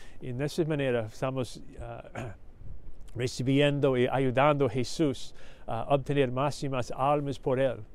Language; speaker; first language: Spanish; non-native, learner; English